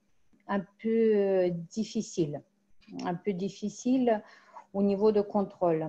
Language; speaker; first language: French; non-native, fluent; Russian